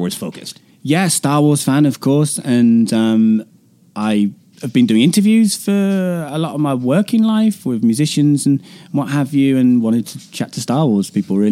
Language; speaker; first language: English; native; English